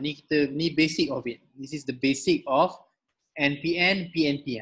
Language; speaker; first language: English; non-native, local second language; Malay